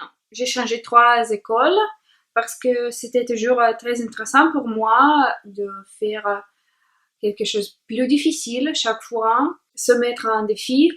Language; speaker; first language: French; non-native, learner; Russian